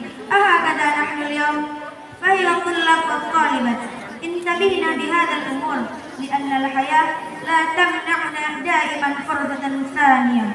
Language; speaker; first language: Arabic; non-native, learner; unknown